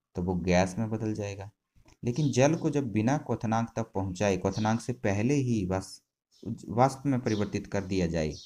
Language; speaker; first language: Hindi; native; Hindi